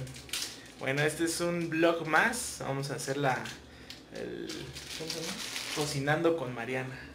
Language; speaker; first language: Spanish; native; Spanish